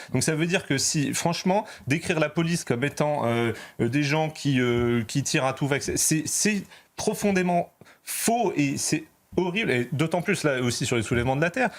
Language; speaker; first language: French; native; French